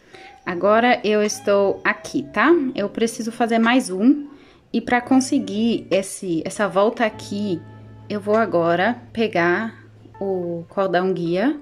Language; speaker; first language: Portuguese; non-native, fluent; German